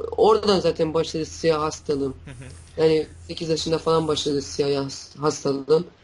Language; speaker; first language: Turkish; early bilingual, heritage; Turkish